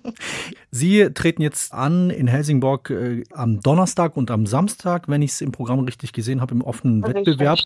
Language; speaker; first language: German; native; German